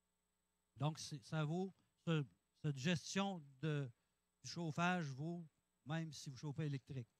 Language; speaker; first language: French; native; French